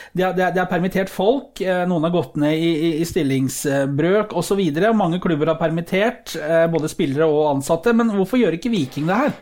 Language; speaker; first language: Norwegian; native; Norwegian